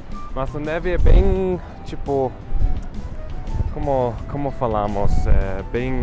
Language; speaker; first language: Portuguese; non-native, fluent; English